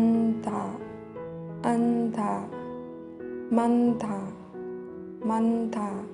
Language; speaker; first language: Korean; native; Korean